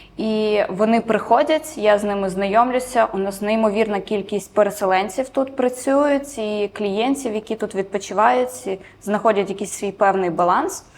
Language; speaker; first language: Ukrainian; non-native, local second language; Romanian